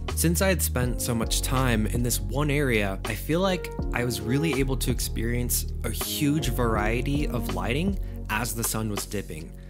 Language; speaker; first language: English; native; English